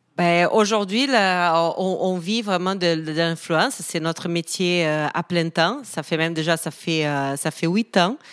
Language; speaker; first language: French; non-native, fluent; Portuguese